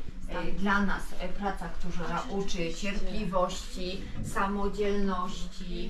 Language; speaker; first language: Polish; native; Polish